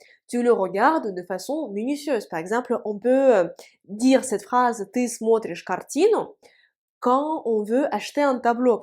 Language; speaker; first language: French; non-native, fluent; Russian